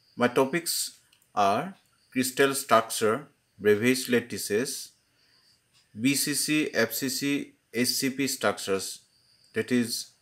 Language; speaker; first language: English; non-native, local second language; Assamese